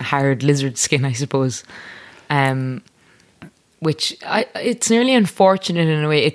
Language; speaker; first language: English; native; English